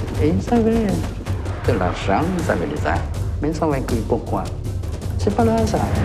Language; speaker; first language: French; non-native, local second language; Vietnamese